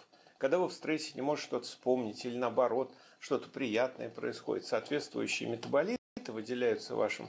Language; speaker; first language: Russian; native; Russian